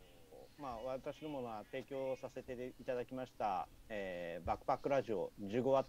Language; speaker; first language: Japanese; native; Japanese